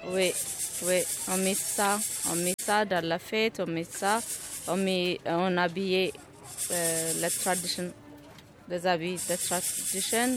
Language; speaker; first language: French; non-native, learner; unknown